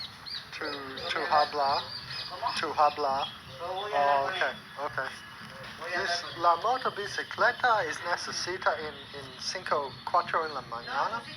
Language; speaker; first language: Spanish; non-native, learner; English